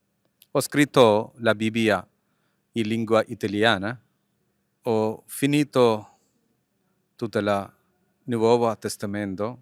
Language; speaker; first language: Italian; non-native, fluent; Malayalam